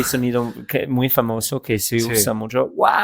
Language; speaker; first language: Spanish; non-native, fluent; English